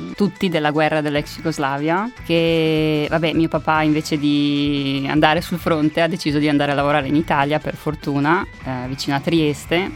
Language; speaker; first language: Italian; non-native, fluent; Croatian